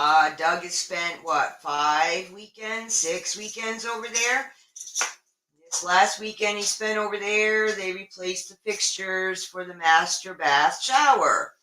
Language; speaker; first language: English; native; English